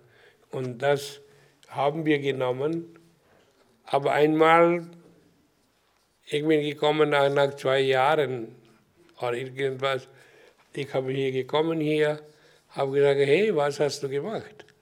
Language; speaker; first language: German; non-native, learner; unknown